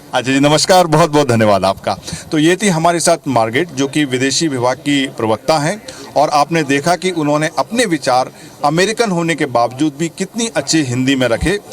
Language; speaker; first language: Hindi; native; Hindi